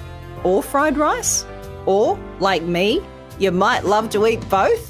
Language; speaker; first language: English; native; English